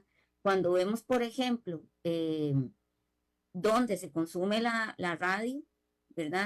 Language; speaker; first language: Spanish; native; Spanish